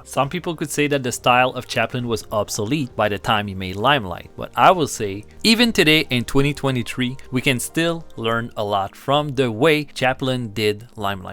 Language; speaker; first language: English; non-native, fluent; French